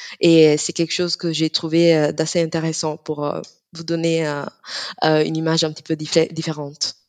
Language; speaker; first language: French; non-native, fluent; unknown